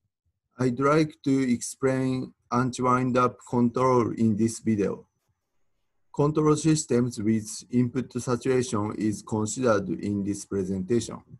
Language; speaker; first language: English; non-native, fluent; Japanese